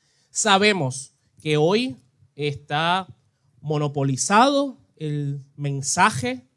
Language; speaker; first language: Spanish; native; Spanish